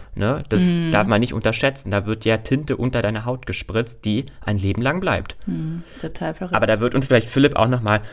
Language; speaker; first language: German; native; German